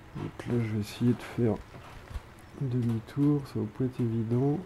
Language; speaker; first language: French; native; French